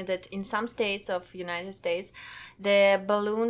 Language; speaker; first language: English; non-native, fluent; Russian